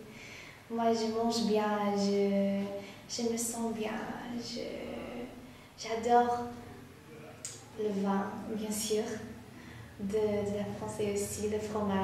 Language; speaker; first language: French; non-native, learner; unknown